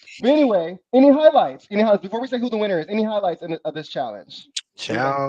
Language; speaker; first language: English; native; English